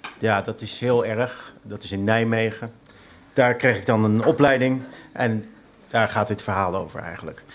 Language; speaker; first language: Dutch; native; Dutch